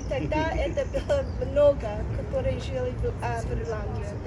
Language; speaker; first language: Russian; non-native, learner; English